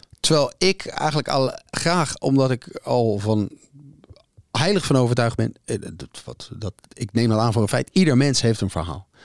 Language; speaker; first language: Dutch; native; Dutch